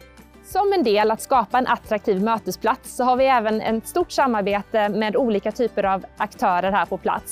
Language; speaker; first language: Swedish; native; Swedish